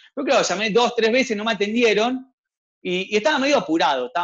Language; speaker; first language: Spanish; native; Spanish